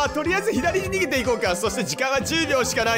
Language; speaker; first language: Japanese; native; Japanese